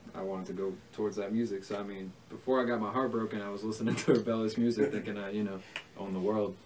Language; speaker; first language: English; native; English